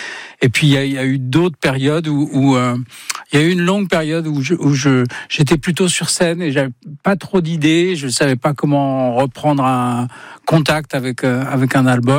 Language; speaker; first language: French; native; French